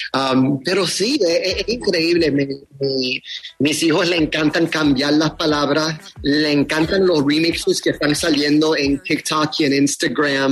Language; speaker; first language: Spanish; early bilingual, heritage; Spanish